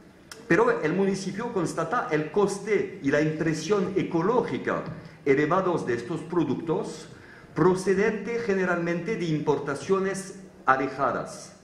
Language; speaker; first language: Spanish; non-native, fluent; French